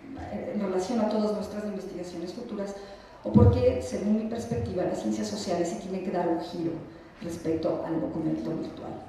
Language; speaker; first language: Spanish; native; Spanish